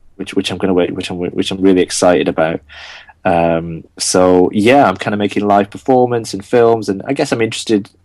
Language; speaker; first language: English; non-native, local second language; Gujarati